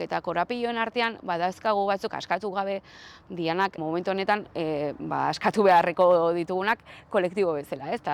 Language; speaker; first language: Basque; non-native, local second language; Spanish